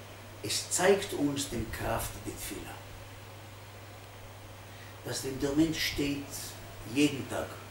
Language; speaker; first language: German; non-native, fluent; Hebrew